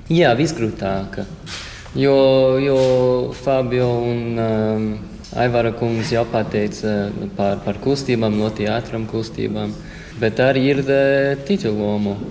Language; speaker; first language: Latvian; non-native, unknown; English